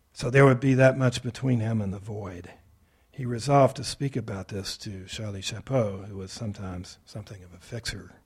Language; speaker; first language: English; native; English